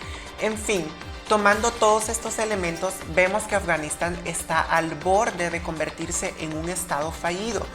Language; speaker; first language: Spanish; native; Spanish